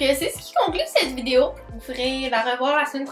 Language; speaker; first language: French; native; French